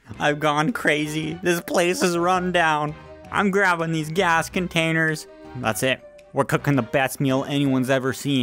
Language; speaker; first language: English; native; English